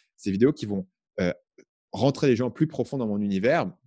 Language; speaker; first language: French; native; French